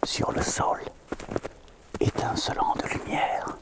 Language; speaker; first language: French; native; French